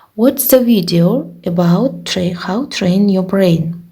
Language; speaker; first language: English; non-native, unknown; Kazakh